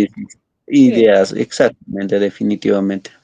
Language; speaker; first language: Spanish; non-native, local second language; Quechua